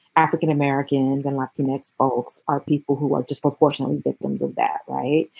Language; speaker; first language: English; native; English